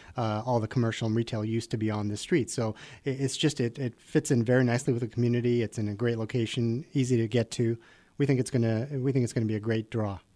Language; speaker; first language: English; native; English